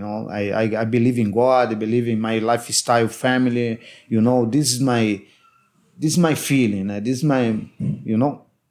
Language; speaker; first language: English; non-native, learner; Portuguese